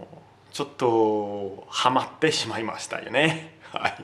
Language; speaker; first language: Japanese; non-native, learner; Italian